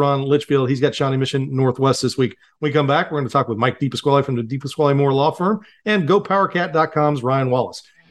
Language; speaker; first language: English; native; English